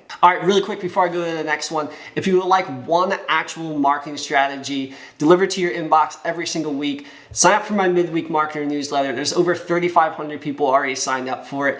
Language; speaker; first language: English; native; English